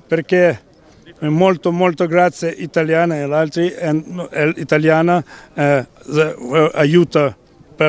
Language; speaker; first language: Italian; non-native, learner; Ukrainian